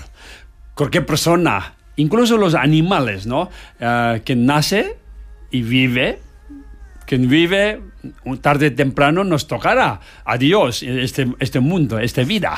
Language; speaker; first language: Spanish; non-native, learner; Tibetan